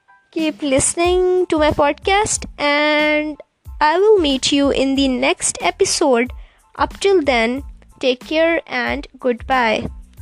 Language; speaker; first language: English; non-native, local second language; Punjabi